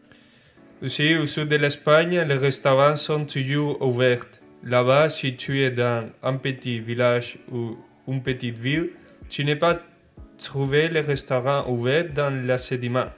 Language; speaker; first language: French; non-native, fluent; Spanish